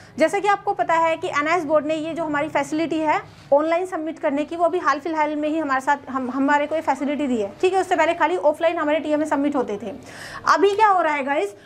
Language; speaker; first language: Hindi; native; Hindi